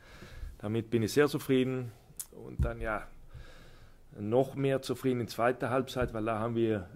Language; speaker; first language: German; non-native, fluent; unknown